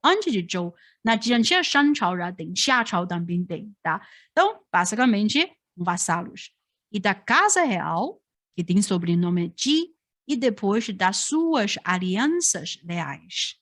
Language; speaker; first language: Portuguese; non-native, fluent; Chinese